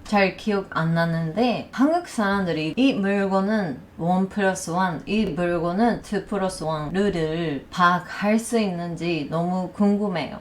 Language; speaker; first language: Korean; non-native, learner; Japanese